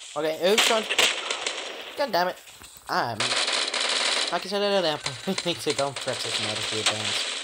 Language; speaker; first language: English; native; English